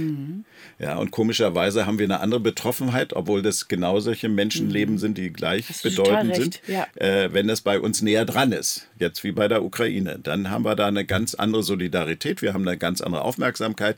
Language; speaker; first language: German; native; German